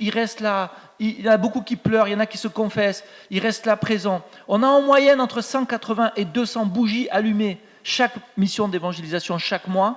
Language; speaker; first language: French; native; French